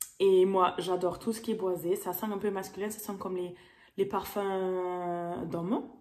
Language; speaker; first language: French; non-native, fluent; German